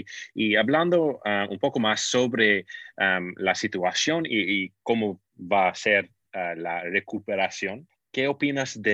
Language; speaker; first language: Spanish; non-native, fluent; English